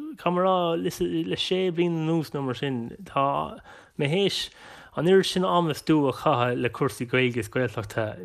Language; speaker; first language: Irish; non-native, local second language; English